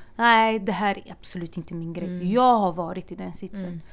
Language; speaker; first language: Swedish; native; Swedish